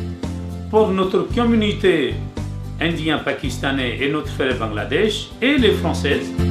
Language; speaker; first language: French; non-native, fluent; Urdu